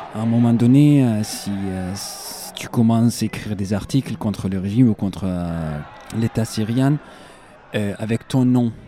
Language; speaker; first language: French; non-native, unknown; Arabic